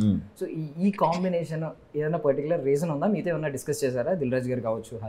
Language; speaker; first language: Telugu; native; Telugu